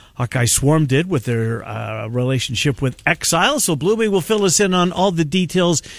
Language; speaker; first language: English; native; English